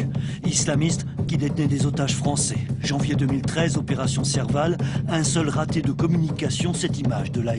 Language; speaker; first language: French; native; French